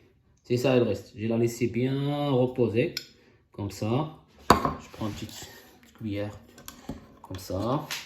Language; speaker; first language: French; non-native, local second language; Arabic